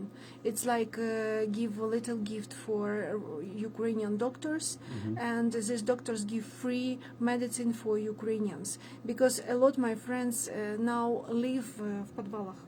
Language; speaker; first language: English; non-native, learner; Ukrainian